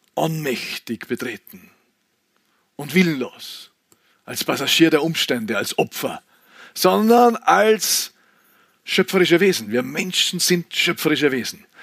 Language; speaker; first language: German; native; German